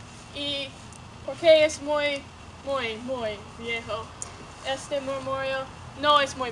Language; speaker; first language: Spanish; non-native, learner; English